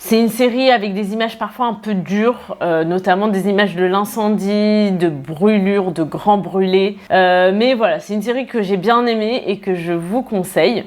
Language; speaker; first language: French; native; French